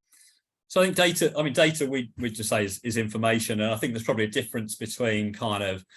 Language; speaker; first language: English; native; English